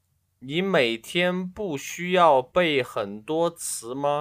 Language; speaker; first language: Chinese; non-native, learner; English